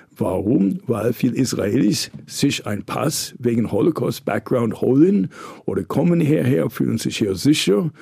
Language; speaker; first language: German; non-native, fluent; English